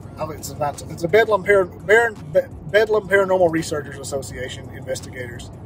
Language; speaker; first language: English; native; English